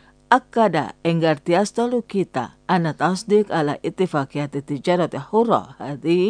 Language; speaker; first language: Arabic; non-native, fluent; Indonesian